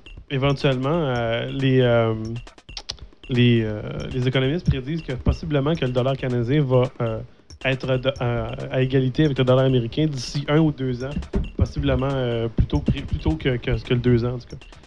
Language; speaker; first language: French; native; French